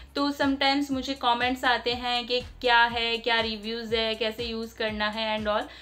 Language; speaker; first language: Hindi; non-native, local second language; Bangla